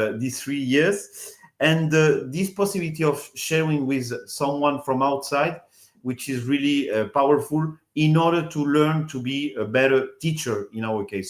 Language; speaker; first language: English; non-native, fluent; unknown